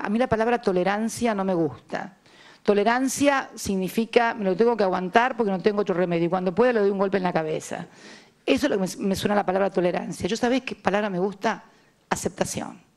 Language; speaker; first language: Spanish; native; Spanish